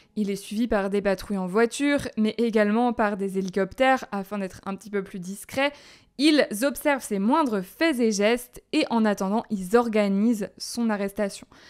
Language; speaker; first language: French; native; French